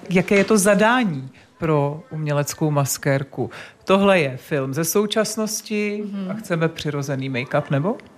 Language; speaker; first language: Czech; native; Czech